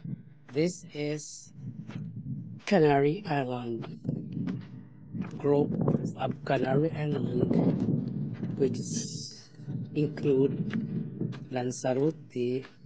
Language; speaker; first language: English; non-native, learner; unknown